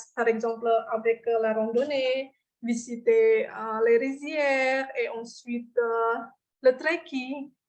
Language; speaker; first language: French; non-native, fluent; Indonesian